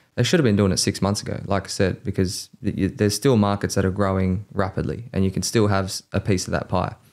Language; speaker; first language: English; native; English